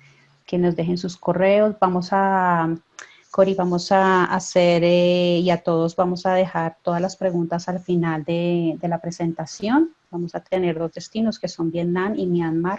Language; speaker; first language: Spanish; native; Spanish